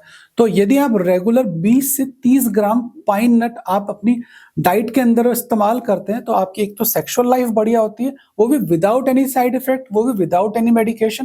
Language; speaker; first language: Hindi; native; Hindi